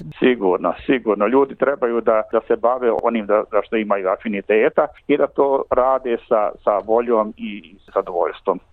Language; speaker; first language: Bosnian; native; Bosnian